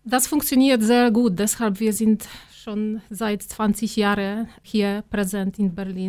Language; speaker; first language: German; non-native, fluent; Polish